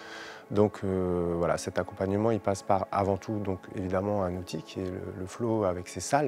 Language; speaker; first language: French; native; French